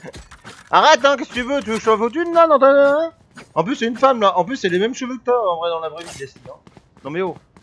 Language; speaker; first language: French; native; French